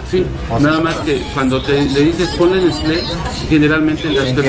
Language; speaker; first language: Spanish; native; Spanish